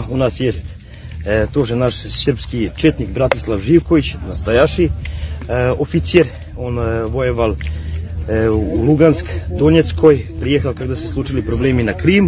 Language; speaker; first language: Russian; non-native, learner; Serbian